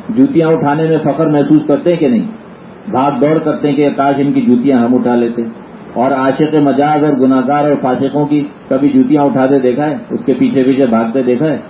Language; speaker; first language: Urdu; native; Urdu